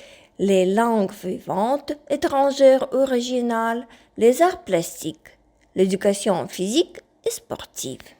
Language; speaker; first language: French; non-native, fluent; Ukrainian